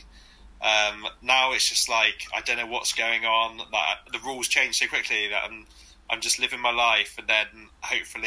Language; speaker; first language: English; native; English